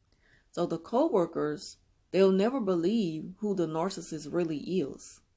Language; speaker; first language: English; native; English